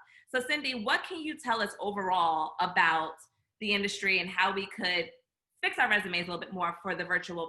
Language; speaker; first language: English; native; English